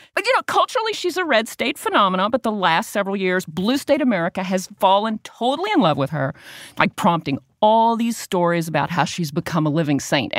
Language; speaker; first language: English; native; English